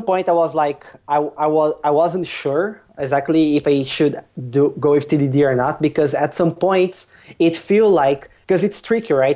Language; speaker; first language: English; non-native, fluent; Portuguese